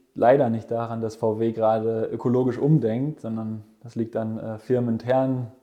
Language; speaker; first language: German; native; German